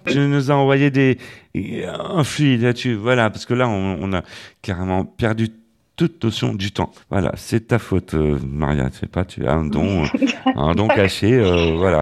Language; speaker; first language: French; native; French